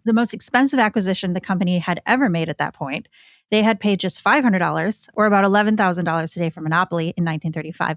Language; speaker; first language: English; native; English